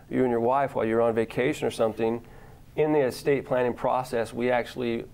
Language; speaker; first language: English; native; English